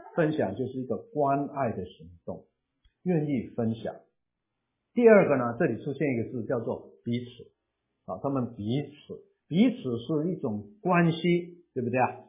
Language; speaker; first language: Chinese; non-native, local second language; Cantonese